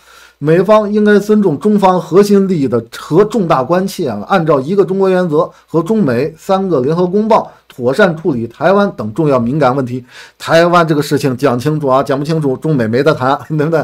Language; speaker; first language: Chinese; native; Chinese